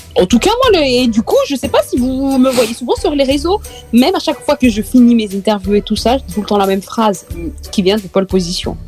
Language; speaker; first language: French; non-native, local second language; Malagasy